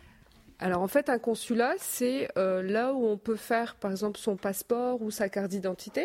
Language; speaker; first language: French; non-native, local second language; Arabic